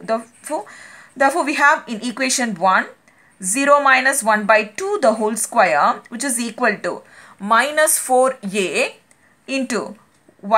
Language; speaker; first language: English; non-native, local second language; Tamil